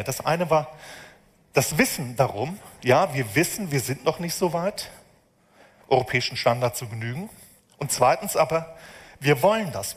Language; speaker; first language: German; native; German